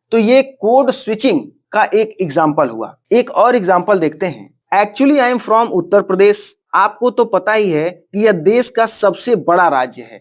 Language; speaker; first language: Hindi; native; Hindi